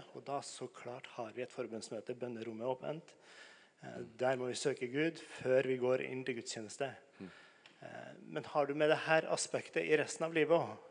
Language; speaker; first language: Norwegian; native; Norwegian